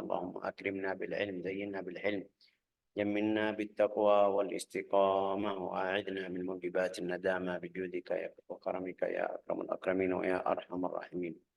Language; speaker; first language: Arabic; native; Arabic